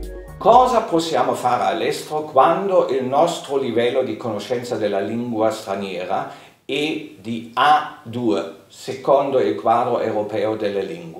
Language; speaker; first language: Italian; non-native, fluent; German